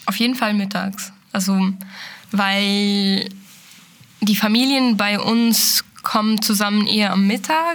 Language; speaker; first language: German; non-native, fluent; Arabic